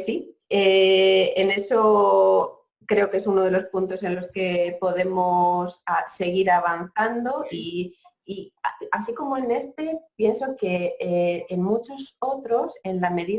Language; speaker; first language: Spanish; native; Spanish